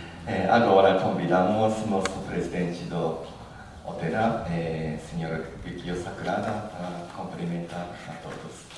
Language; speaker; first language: Portuguese; non-native, learner; Japanese